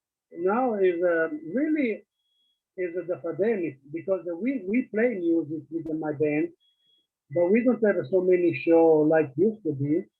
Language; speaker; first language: English; non-native, learner; Italian